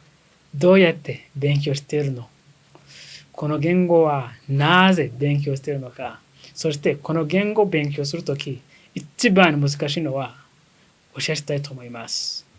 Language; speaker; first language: Japanese; non-native, learner; Kinyarwanda